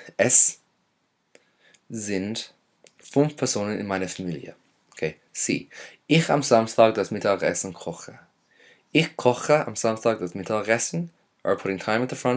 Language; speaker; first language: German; non-native, fluent; English